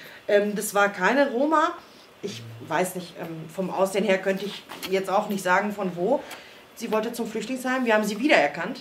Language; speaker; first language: German; early bilingual, other home language; Croatian